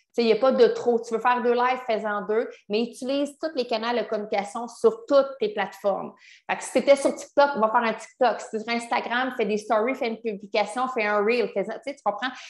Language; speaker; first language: French; native; French